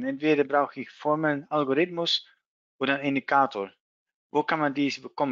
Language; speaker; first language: German; non-native, learner; Dutch